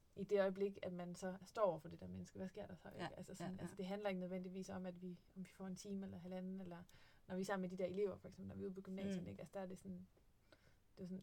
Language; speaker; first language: Danish; native; Danish